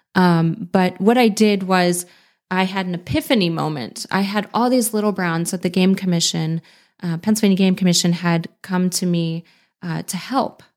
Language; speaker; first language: English; native; English